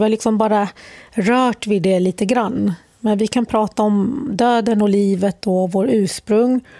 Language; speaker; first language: Swedish; early bilingual, other home language; Arabic